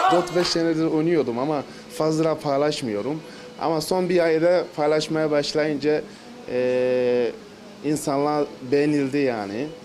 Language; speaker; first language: Turkish; non-native, learner; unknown